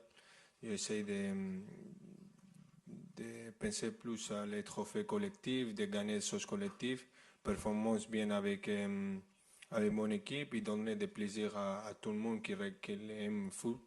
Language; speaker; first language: French; non-native, fluent; Spanish